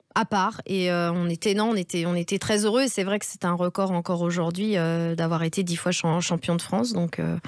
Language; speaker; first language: French; native; French